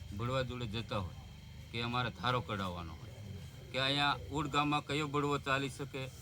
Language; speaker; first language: Gujarati; non-native, local second language; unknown